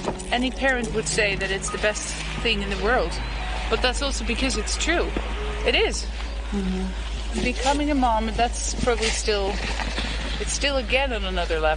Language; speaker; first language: English; non-native, fluent; Dutch